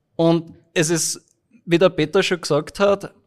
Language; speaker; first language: German; native; German